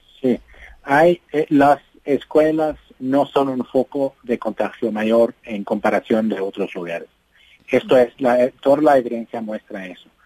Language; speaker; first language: Spanish; non-native, fluent; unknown